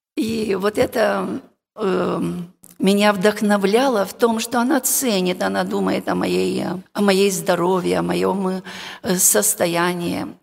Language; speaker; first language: Russian; non-native, local second language; Romanian